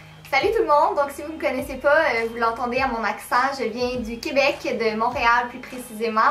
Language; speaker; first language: French; native; French